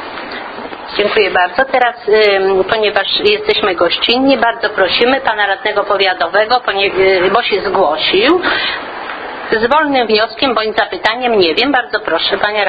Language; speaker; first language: Polish; native; Polish